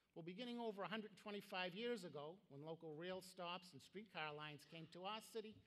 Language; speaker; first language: English; native; English